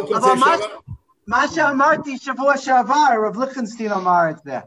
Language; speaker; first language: Hebrew; non-native, fluent; English